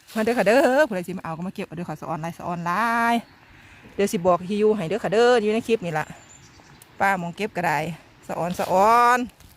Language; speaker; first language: Thai; native; Thai